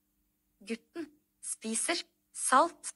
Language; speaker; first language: Norwegian; non-native, learner; Amharic